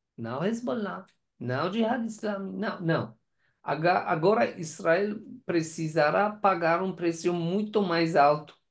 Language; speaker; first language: Portuguese; non-native, learner; Persian